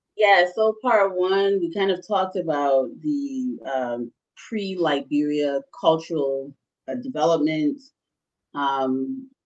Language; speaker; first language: English; early bilingual, other home language; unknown